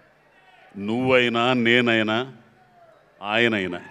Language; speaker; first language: Telugu; native; Telugu